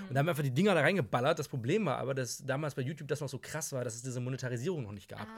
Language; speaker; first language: German; native; German